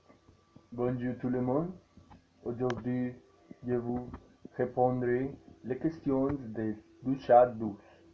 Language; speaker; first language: French; non-native, learner; Spanish